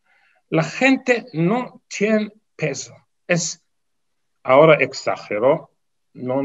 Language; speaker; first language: Spanish; non-native, fluent; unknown